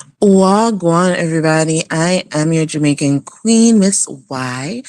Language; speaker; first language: English; native; English